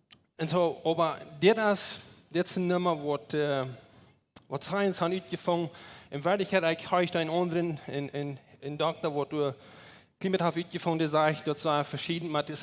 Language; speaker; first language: German; non-native, learner; Plautdietsch